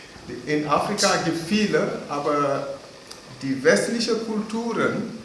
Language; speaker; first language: German; non-native, fluent; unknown